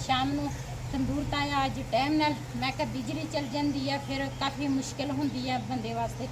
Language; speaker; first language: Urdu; non-native, local second language; Punjabi